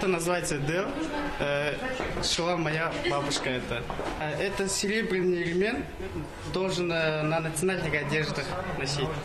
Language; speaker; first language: Russian; non-native, learner; Mongolian